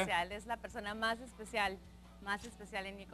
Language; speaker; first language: Spanish; native; Spanish